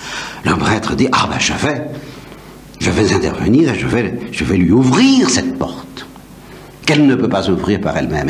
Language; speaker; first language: French; native; French